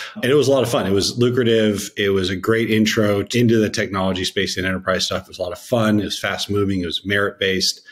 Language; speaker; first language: English; native; English